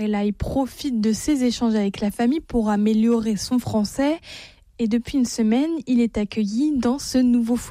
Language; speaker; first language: French; native; French